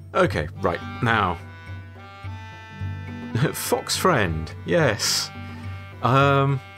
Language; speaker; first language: English; native; English